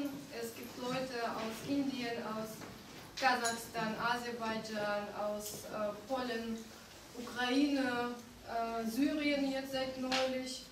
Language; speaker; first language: German; non-native, fluent; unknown